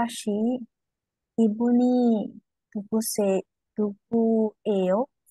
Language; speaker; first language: Korean; non-native, learner; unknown